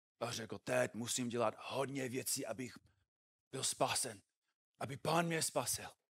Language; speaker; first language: Czech; non-native, fluent; English